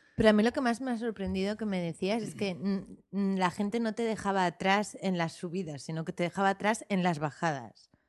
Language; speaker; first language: Spanish; native; Spanish